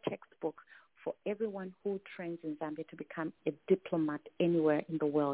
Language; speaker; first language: English; non-native, local second language; Tumbuka